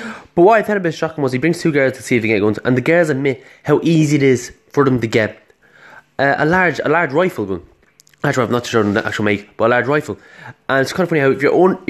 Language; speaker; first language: English; native; English